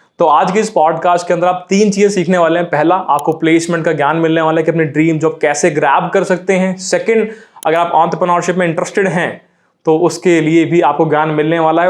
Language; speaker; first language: Hindi; native; Hindi